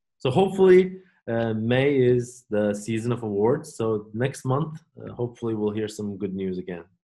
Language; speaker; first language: English; non-native, fluent; Turkish